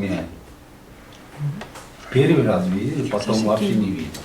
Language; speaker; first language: Russian; non-native, learner; Uzbek